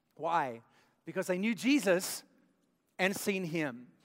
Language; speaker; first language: English; native; English